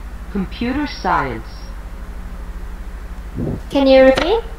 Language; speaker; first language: English; non-native, fluent; Vietnamese